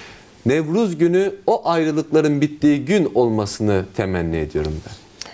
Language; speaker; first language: Turkish; native; Turkish